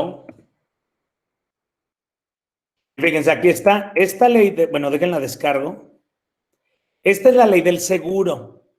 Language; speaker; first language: Spanish; native; Spanish